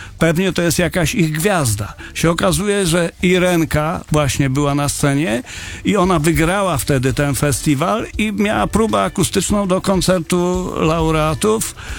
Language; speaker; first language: Polish; native; Polish